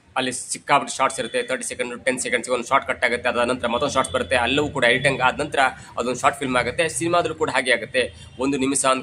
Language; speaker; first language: Kannada; native; Kannada